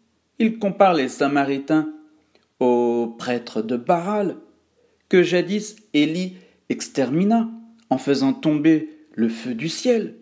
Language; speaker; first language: French; native; French